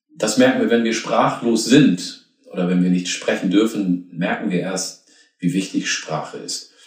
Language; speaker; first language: German; early bilingual, other home language; Oromo